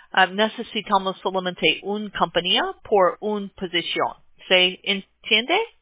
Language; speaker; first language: Spanish; non-native, learner; English